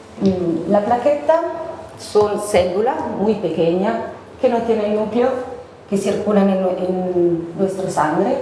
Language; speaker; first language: Spanish; non-native, fluent; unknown